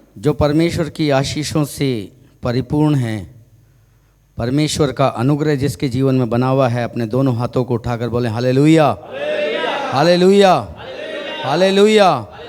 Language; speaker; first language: Hindi; non-native, local second language; Malayalam